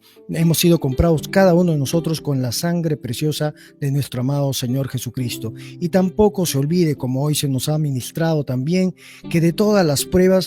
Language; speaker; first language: Spanish; native; Spanish